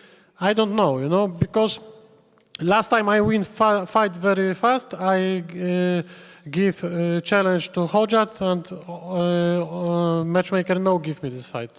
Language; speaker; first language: English; non-native, learner; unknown